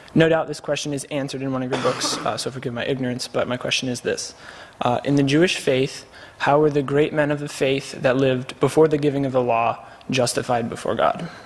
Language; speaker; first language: English; native; English